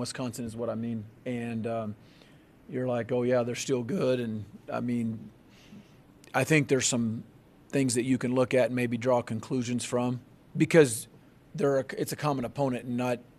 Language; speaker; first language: English; native; English